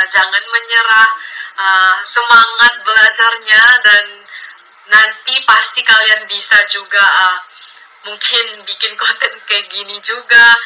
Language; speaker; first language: Indonesian; non-native, fluent; Filipino